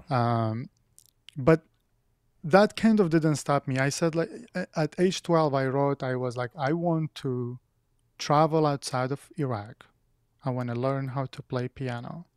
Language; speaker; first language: English; non-native, fluent; Arabic